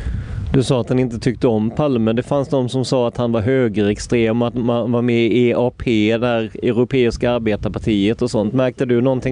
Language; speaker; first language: Swedish; native; Swedish